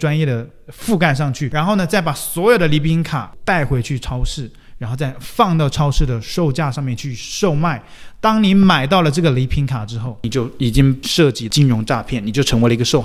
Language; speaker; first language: Chinese; native; Chinese